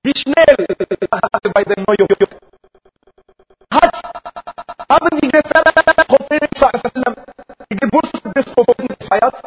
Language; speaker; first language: German; non-native, learner; Arabic